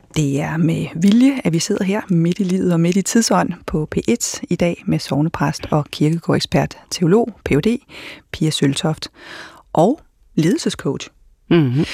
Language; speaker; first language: Danish; native; Danish